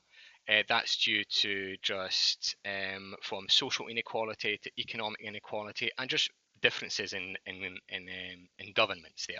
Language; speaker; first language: English; native; English